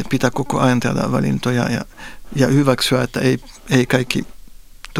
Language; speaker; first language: Finnish; non-native, fluent; French